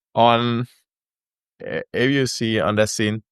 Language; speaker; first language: English; non-native, learner; Thai